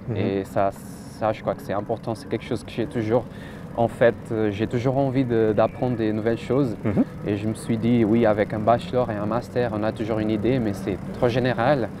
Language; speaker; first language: French; non-native, fluent; Portuguese